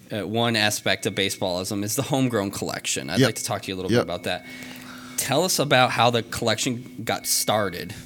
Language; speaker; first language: English; native; English